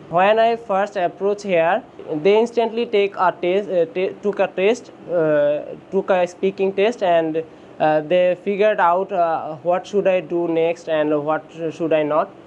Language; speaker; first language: English; non-native, learner; Bangla